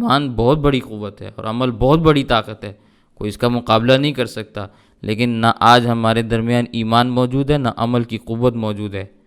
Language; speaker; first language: Urdu; native; Urdu